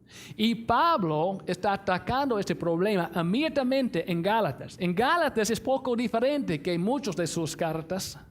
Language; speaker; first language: Spanish; non-native, fluent; English